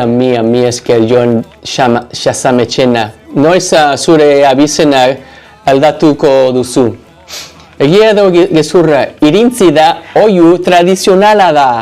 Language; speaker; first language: Basque; non-native, learner; English